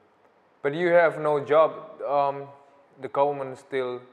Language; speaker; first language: English; non-native, learner; Indonesian